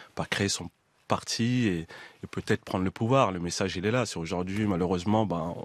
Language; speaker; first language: French; native; French